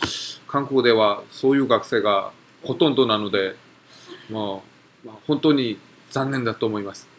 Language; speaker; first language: Japanese; non-native, fluent; Korean